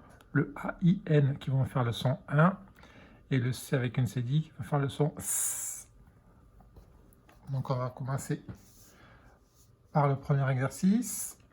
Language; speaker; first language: French; native; French